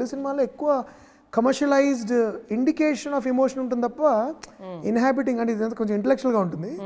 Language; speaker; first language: Telugu; native; Telugu